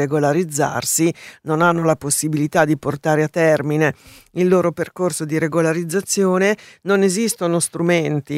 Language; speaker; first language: Italian; native; Italian